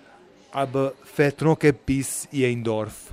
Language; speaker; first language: German; non-native, learner; Italian